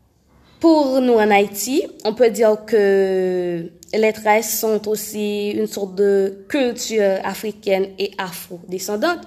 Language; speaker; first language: French; non-native, local second language; Haitian Creole